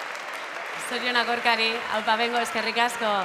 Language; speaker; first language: Basque; native; Basque